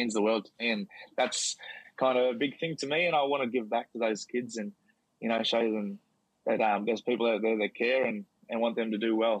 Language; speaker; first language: English; native; English